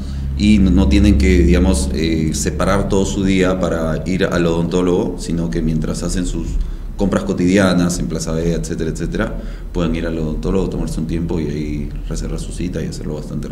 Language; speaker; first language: Spanish; native; Spanish